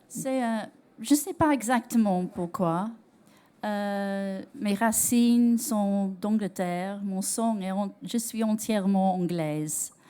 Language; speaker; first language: French; non-native, learner; English